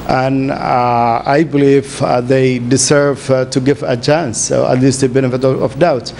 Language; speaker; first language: English; non-native, fluent; Somali